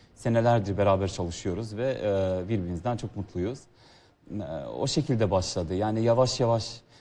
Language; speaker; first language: Turkish; non-native, fluent; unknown